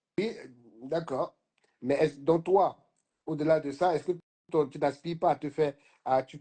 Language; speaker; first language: French; native; French